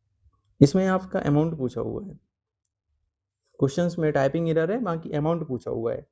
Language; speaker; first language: Hindi; native; Hindi